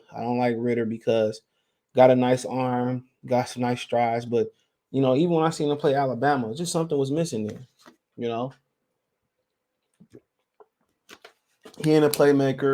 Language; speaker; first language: English; native; English